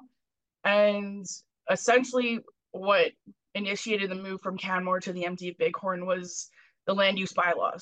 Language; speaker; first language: English; native; English